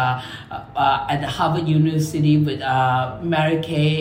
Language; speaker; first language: English; non-native, local second language; Min Nan Chinese